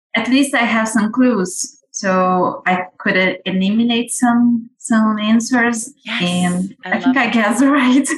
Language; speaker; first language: English; non-native, fluent; Portuguese